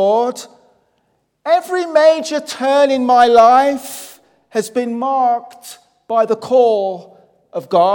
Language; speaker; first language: English; native; English